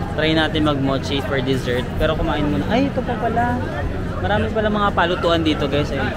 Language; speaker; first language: Filipino; native; Filipino